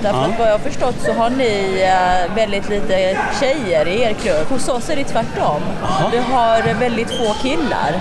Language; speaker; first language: Swedish; native; Swedish